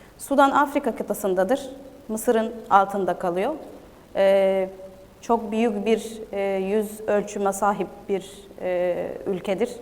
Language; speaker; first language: Turkish; non-native, fluent; Arabic